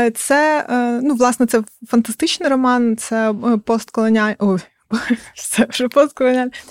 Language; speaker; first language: Ukrainian; native; Ukrainian